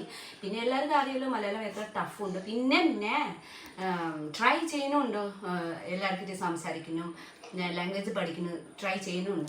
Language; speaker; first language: Malayalam; non-native, learner; Nepali